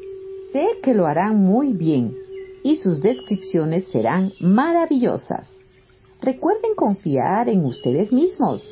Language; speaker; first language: Spanish; native; Spanish